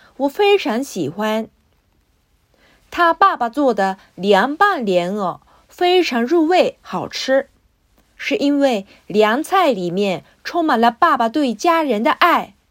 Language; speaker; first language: Chinese; non-native, fluent; Japanese